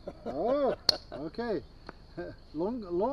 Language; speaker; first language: French; non-native, learner; Dutch